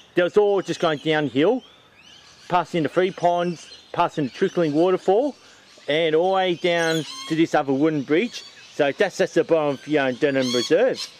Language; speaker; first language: English; native; English